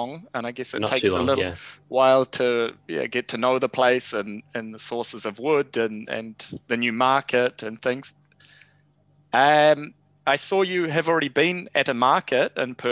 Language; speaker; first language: English; native; English